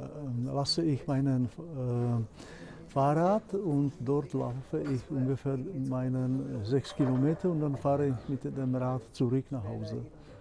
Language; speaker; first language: German; non-native, fluent; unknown